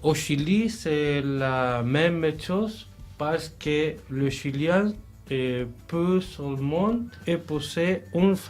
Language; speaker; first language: French; non-native, learner; Spanish